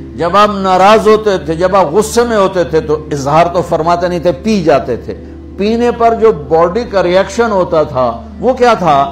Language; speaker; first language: Urdu; non-native, local second language; Punjabi